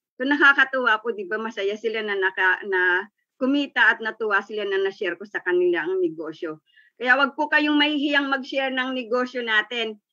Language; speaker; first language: Filipino; native; Filipino